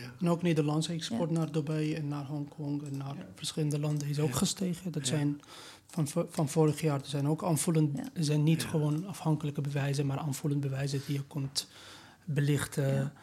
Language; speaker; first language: Dutch; non-native, learner; Persian